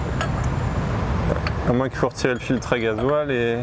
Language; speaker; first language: French; native; French